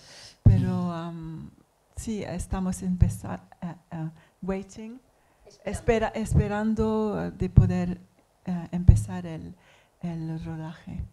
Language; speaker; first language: Spanish; non-native, learner; English